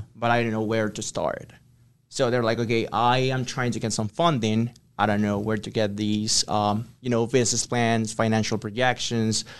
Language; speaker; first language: English; non-native, fluent; Spanish